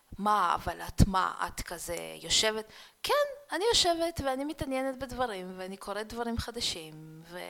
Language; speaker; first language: Hebrew; early bilingual, other home language; Russian